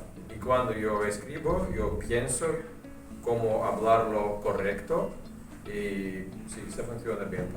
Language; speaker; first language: Spanish; non-native, learner; Russian